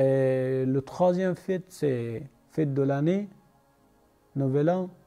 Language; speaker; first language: French; non-native, learner; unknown